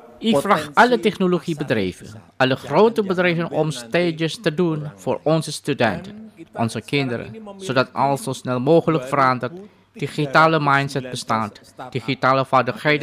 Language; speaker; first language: Dutch; non-native, fluent; Indonesian